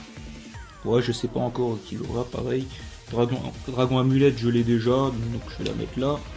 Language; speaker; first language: French; native; French